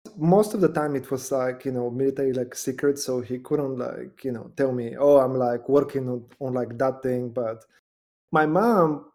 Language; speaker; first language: English; non-native, fluent; Bulgarian